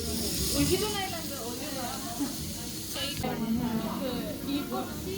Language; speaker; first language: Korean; non-native, fluent; Vietnamese